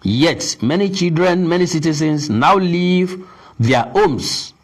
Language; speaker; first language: English; non-native, local second language; Yoruba